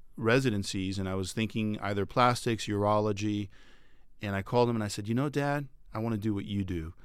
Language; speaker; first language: English; early bilingual, other home language; French